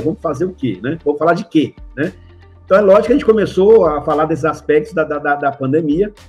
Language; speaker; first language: Portuguese; native; Portuguese